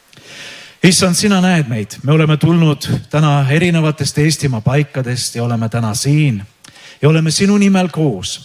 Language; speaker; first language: Estonian; native; Estonian